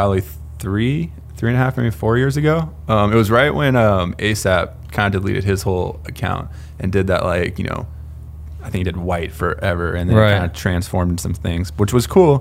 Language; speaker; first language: English; native; English